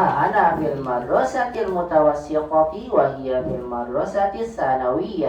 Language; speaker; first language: Arabic; non-native, fluent; Indonesian